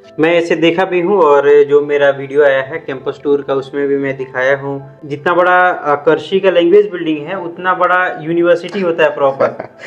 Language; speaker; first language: Hindi; native; Hindi